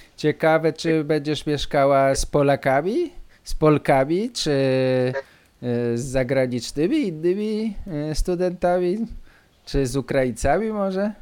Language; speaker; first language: Polish; native; Polish